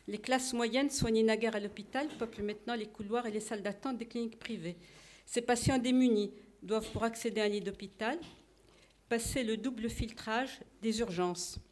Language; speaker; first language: French; non-native, local second language; Arabic